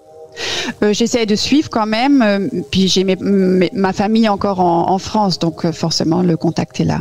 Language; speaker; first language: French; native; French